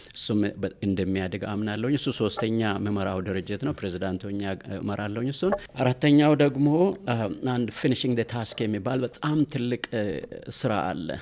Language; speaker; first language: Amharic; non-native, local second language; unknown